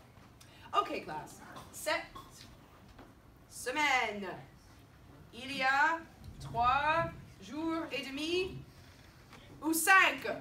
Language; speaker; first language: French; non-native, fluent; English